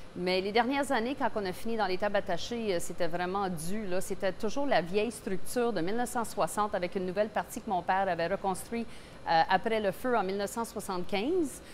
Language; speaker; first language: French; non-native, local second language; English